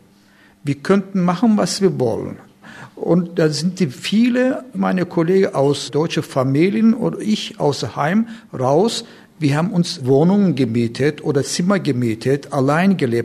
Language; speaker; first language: German; non-native, fluent; Turkish